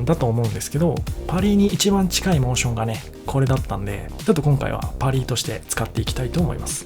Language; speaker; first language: Japanese; native; Japanese